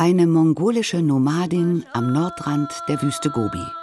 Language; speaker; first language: German; native; German